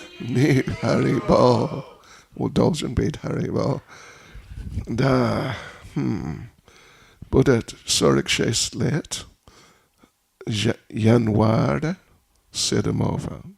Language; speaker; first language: Russian; non-native, learner; English